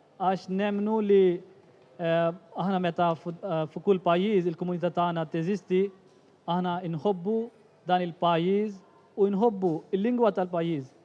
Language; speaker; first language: Maltese; non-native, fluent; Urdu